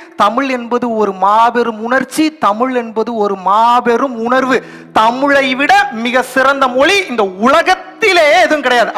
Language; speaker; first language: Tamil; non-native, local second language; Telugu